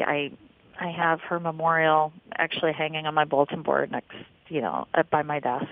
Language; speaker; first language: English; native; English